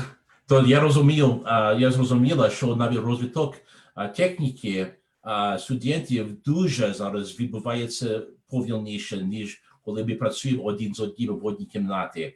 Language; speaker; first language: Ukrainian; non-native, learner; English